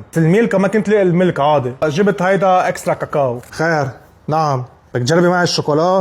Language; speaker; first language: Arabic; native; Arabic